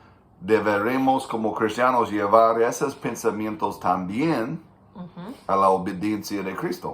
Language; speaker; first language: Spanish; non-native, fluent; English